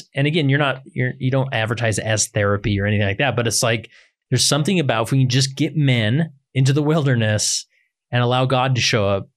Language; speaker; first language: English; native; English